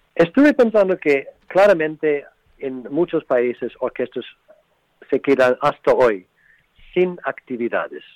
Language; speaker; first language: Spanish; non-native, fluent; English